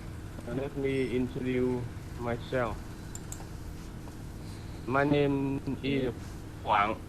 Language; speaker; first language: English; non-native, learner; Vietnamese